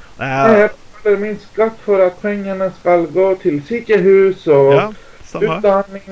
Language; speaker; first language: Norwegian; non-native, fluent; Greek